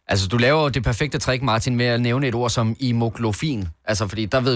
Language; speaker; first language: Danish; native; Danish